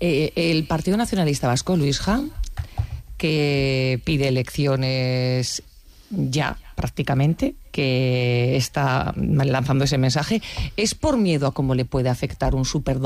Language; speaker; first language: Spanish; native; Spanish